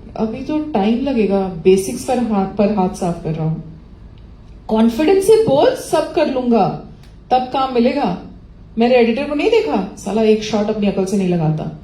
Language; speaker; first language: Hindi; native; Hindi